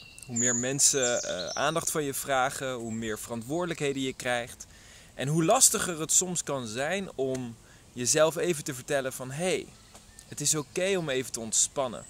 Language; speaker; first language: Dutch; native; Dutch